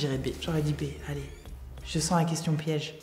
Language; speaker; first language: French; native; French